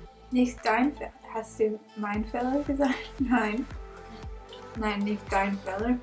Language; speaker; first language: German; non-native, learner; English